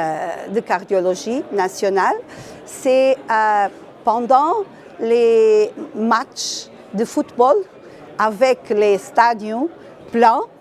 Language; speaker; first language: French; non-native, fluent; Portuguese